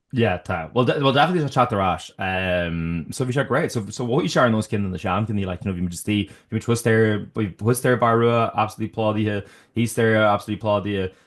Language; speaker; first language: Irish; native; Irish